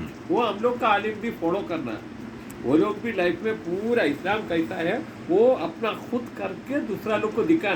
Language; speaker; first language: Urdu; non-native, local second language; Malayalam